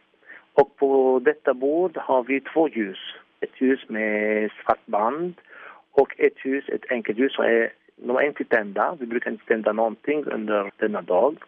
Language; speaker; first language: Swedish; non-native, fluent; Arabic